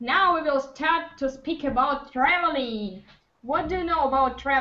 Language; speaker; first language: English; non-native, learner; Russian